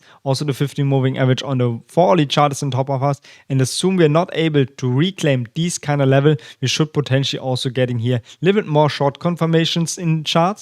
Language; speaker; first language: English; non-native, fluent; German